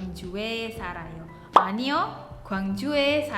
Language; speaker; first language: Korean; non-native, learner; Indonesian